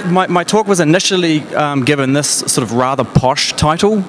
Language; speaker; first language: English; native; English